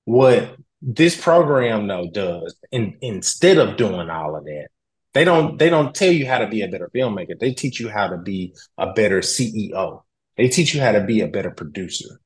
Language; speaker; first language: English; native; English